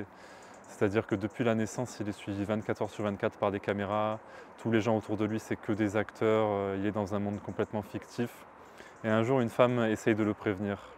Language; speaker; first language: French; native; French